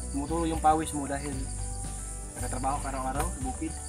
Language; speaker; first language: Filipino; non-native, local second language; Cebuano